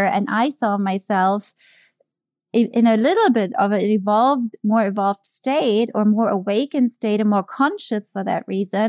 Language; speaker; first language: English; non-native, fluent; German